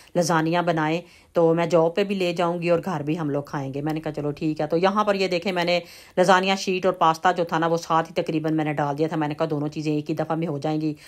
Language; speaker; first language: Urdu; native; Urdu